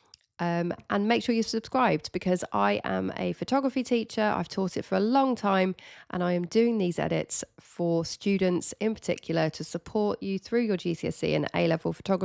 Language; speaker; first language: English; native; English